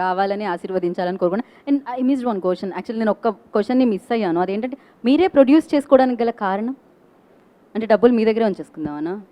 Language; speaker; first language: Telugu; native; Telugu